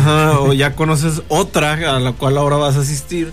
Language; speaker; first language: Spanish; native; Spanish